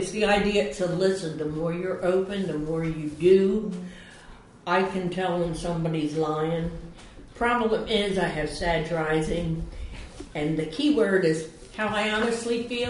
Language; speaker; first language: English; early bilingual, other home language; Swedish